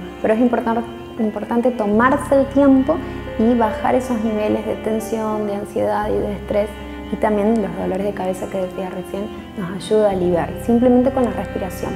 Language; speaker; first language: Spanish; native; Spanish